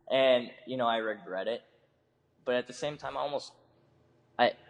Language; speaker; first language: English; native; English